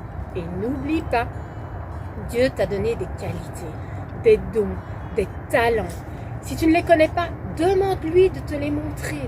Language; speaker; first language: French; native; French